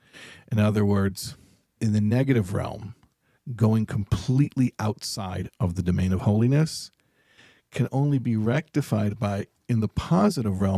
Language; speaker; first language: English; native; English